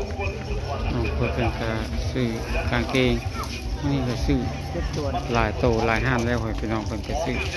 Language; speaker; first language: Thai; non-native, local second language; Lao